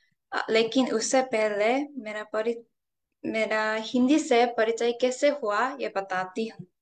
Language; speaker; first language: Hindi; non-native, fluent; Korean